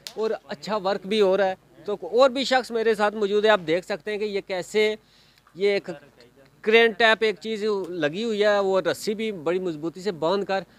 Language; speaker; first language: Urdu; non-native, local second language; Punjabi